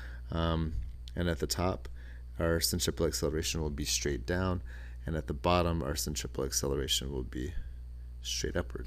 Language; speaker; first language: English; native; English